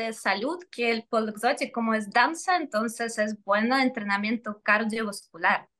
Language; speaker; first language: Spanish; non-native, fluent; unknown